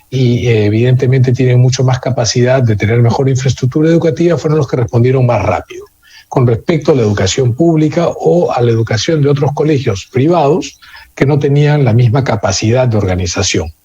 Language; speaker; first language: Spanish; native; Spanish